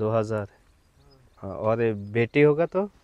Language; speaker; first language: Hindi; non-native, learner; Bangla